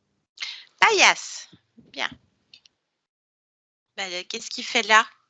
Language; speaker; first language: French; native; French